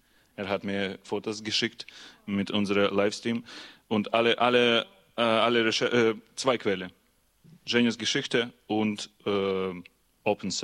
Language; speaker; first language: German; non-native, learner; Russian